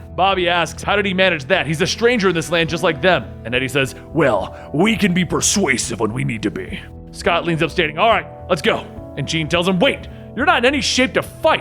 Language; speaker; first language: English; native; English